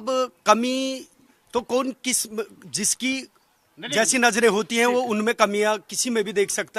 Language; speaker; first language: Hindi; native; Hindi